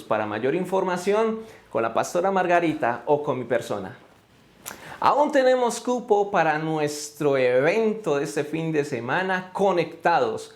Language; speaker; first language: Spanish; native; Spanish